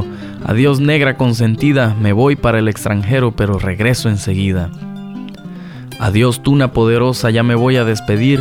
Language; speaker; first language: Spanish; native; Spanish